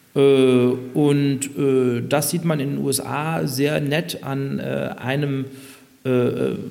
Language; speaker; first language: German; native; German